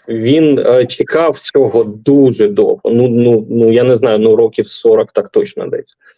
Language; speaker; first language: Ukrainian; non-native, local second language; Russian